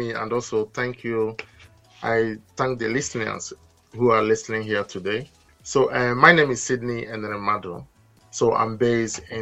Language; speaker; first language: English; non-native, local second language; Igbo